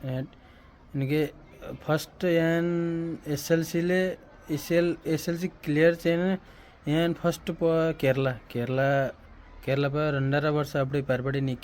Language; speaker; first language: Malayalam; non-native, learner; Nepali